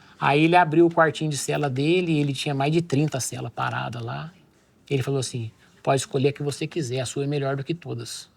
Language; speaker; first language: Portuguese; native; Portuguese